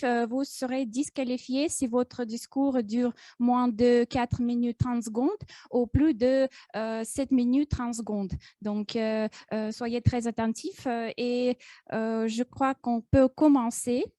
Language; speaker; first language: French; non-native, fluent; Russian